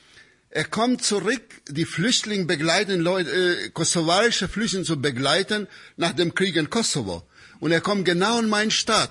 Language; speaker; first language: German; non-native, fluent; Albanian